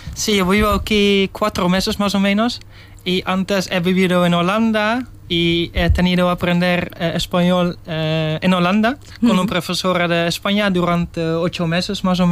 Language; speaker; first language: Spanish; non-native, learner; Dutch